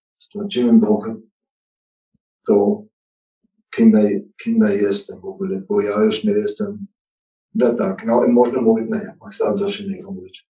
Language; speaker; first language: Polish; non-native, learner; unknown